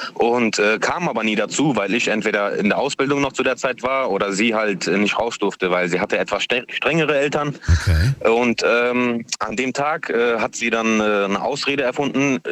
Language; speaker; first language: German; native; German